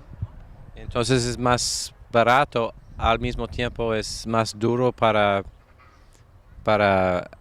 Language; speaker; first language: Spanish; non-native, fluent; English